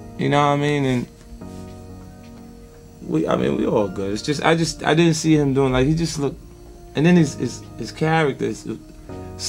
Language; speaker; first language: English; native; English